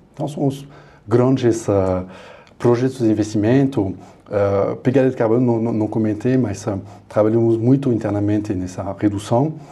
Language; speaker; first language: Portuguese; non-native, fluent; French